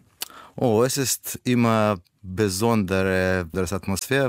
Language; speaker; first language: German; non-native, learner; Russian